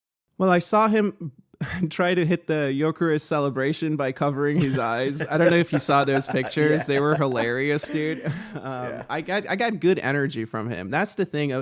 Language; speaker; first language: English; native; English